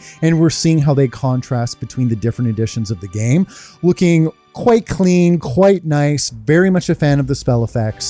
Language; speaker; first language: English; native; English